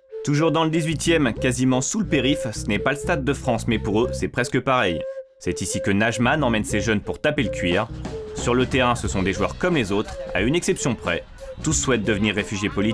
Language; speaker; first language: French; native; French